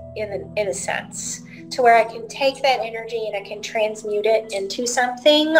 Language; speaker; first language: English; native; English